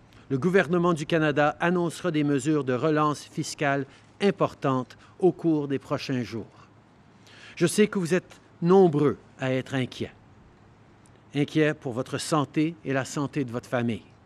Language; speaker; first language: French; early bilingual, heritage; French